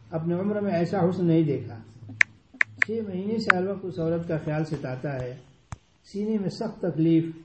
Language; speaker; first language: Urdu; native; Urdu